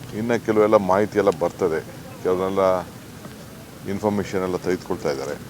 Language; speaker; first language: Kannada; native; Kannada